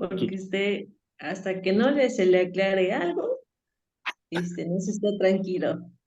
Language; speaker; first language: Spanish; native; Spanish